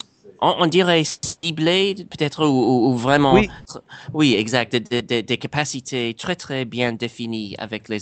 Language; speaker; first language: French; non-native, fluent; English